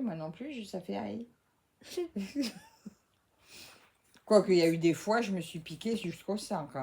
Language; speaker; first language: French; native; French